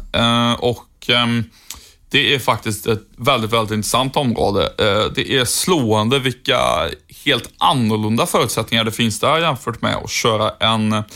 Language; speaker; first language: Swedish; native; Swedish